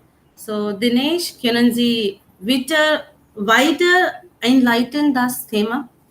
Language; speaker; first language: German; non-native, learner; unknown